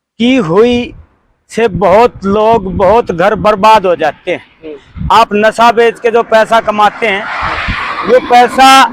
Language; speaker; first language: Hindi; native; Hindi